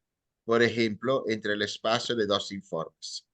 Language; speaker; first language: Spanish; native; Spanish